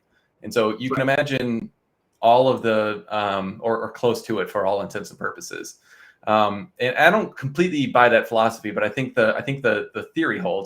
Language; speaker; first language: English; native; English